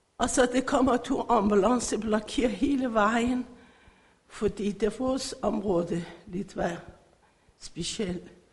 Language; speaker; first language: Danish; non-native, learner; Persian